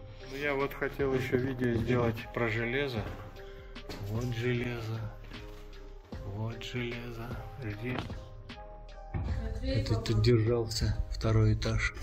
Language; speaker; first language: Russian; native; Russian